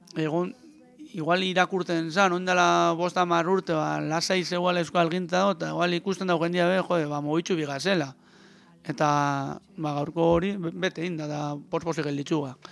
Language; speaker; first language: Basque; native; Basque